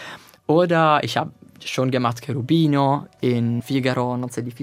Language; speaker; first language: German; non-native, learner; Italian